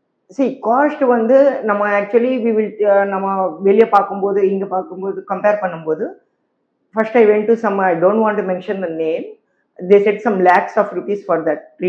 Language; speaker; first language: Tamil; non-native, learner; Telugu